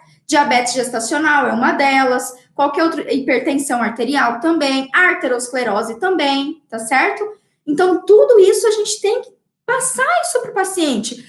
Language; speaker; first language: Portuguese; native; Portuguese